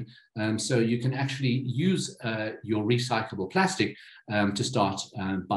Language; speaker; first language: English; native; English